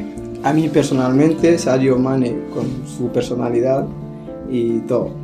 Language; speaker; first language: Spanish; non-native, learner; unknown